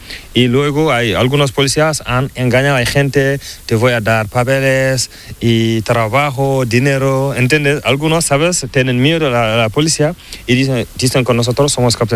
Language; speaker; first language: Spanish; non-native, learner; Fula